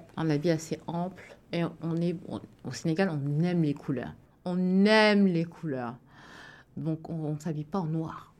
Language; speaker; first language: French; early bilingual, other home language; Wolof